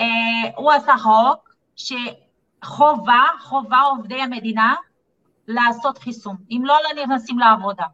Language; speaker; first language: Hebrew; non-native, fluent; Portuguese